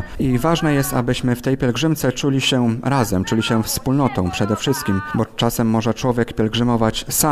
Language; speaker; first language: Polish; native; Polish